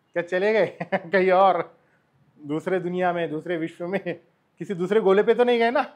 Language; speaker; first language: Hindi; non-native, local second language; Marathi